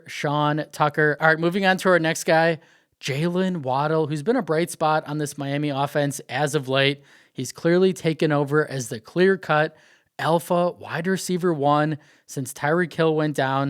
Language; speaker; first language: English; native; English